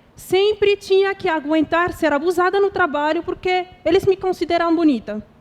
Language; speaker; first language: Portuguese; non-native, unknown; Arabic